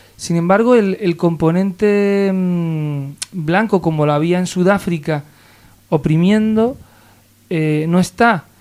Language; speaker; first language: Spanish; native; Spanish